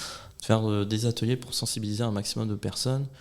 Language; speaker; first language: French; native; French